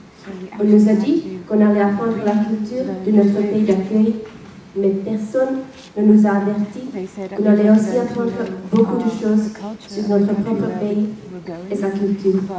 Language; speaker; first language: French; non-native, fluent; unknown